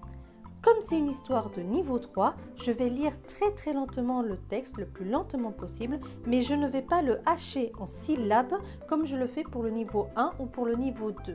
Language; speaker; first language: French; native; French